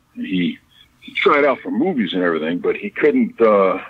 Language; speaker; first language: English; native; English